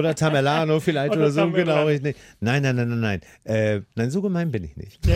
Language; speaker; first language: German; native; German